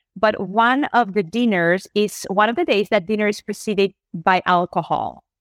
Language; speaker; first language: English; non-native, fluent; Spanish